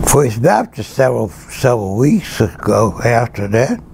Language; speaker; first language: English; native; English